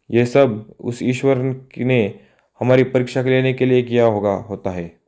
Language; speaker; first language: Hindi; non-native, local second language; Marathi